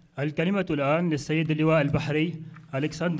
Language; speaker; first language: Arabic; native; Arabic